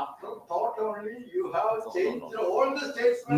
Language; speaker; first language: English; non-native, local second language; Malayalam